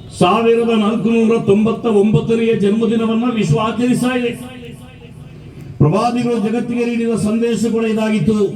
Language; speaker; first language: Kannada; non-native, local second language; Badaga